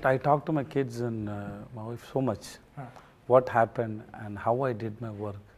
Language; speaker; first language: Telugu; non-native, local second language; Tamil